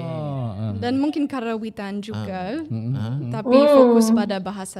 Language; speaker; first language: Indonesian; non-native, fluent; English